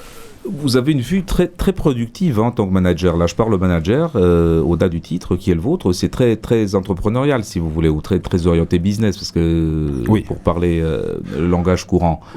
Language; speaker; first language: French; native; French